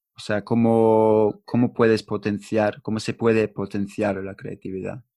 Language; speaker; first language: Spanish; non-native, learner; English